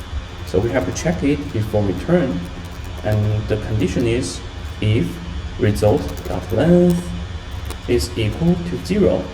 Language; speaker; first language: English; non-native, fluent; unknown